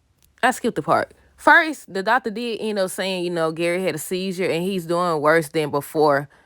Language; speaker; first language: English; native; English